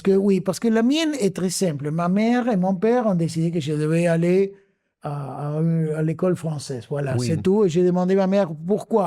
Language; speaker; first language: French; non-native, fluent; Spanish